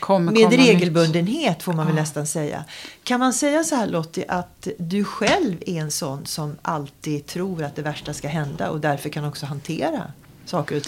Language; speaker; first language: Swedish; native; Swedish